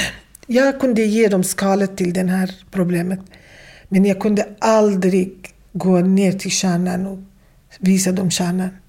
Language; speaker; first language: Swedish; non-native, fluent; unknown